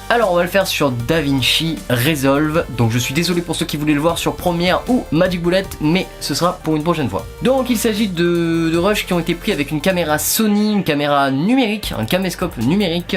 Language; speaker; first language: French; native; French